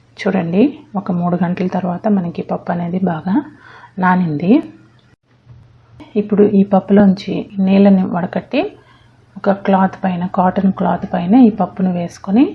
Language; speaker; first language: Telugu; native; Telugu